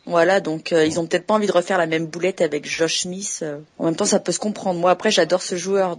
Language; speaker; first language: French; native; French